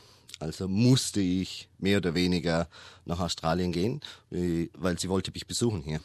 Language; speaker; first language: German; native; German